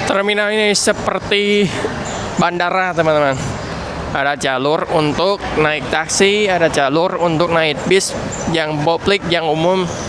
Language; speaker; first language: Indonesian; non-native, fluent; Vietnamese